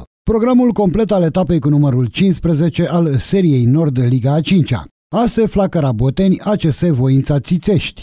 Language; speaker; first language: Romanian; native; Romanian